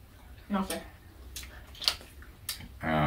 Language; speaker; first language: Spanish; early bilingual, heritage; Spanish